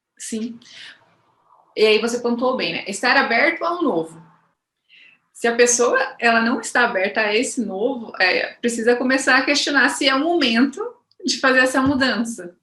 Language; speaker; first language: Portuguese; native; Portuguese